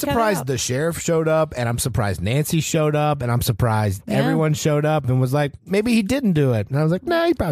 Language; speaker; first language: English; native; English